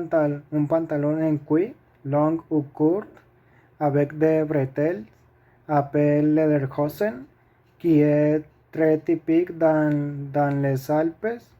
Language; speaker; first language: French; non-native, learner; Spanish